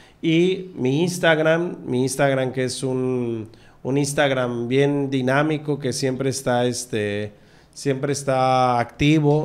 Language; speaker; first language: Spanish; native; Spanish